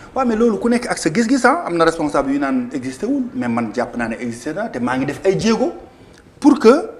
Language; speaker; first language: Wolof; non-native, local second language; Fula